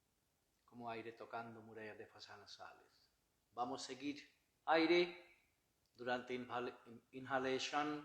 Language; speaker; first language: Spanish; non-native, learner; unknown